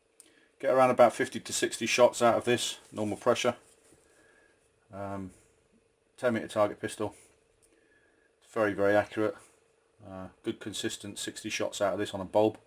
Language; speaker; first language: English; native; English